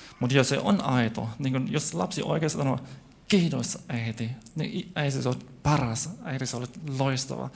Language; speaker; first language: Finnish; non-native, fluent; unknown